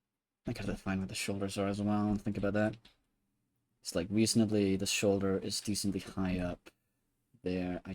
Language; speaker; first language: English; native; English